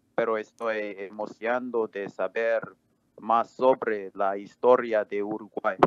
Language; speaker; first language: Spanish; non-native, learner; English